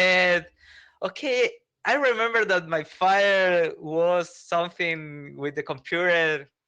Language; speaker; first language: English; non-native, learner; Spanish